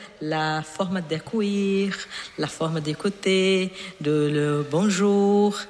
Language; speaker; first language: French; non-native, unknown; Portuguese